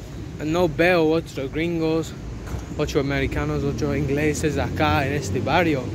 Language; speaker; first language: Spanish; non-native, learner; English